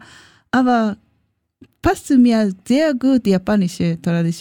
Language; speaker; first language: German; non-native, learner; Japanese